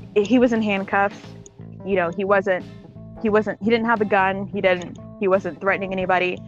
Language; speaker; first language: English; native; English